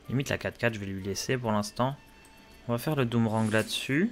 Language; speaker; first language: French; native; French